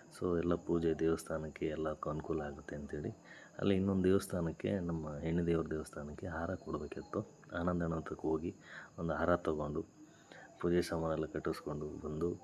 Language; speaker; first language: Kannada; native; Kannada